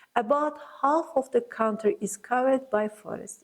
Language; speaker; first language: English; non-native, fluent; Azerbaijani